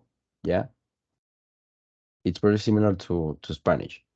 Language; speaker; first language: English; non-native, fluent; Spanish